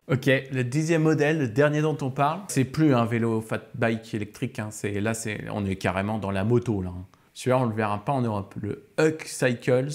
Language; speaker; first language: French; native; French